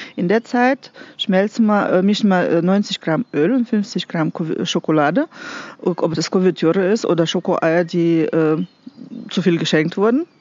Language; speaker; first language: German; non-native, fluent; Russian